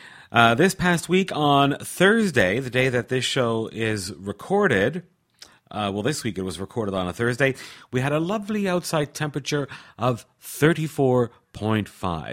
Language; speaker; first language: English; native; English